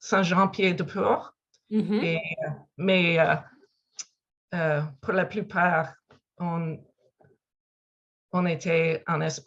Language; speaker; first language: French; non-native, learner; English